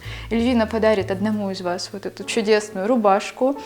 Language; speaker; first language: Russian; native; Russian